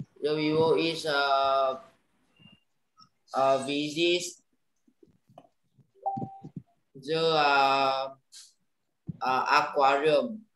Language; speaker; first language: English; non-native, learner; Vietnamese